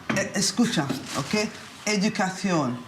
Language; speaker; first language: Spanish; non-native, fluent; French